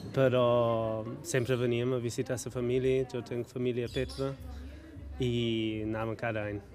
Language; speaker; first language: Catalan; non-native, fluent; German